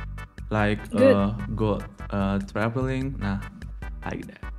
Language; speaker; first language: English; non-native, learner; Indonesian